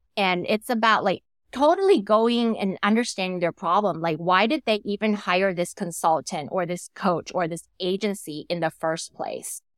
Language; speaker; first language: English; non-native, fluent; Thai